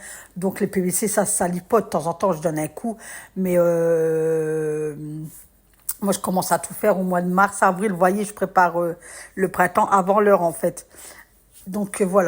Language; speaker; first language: French; native; French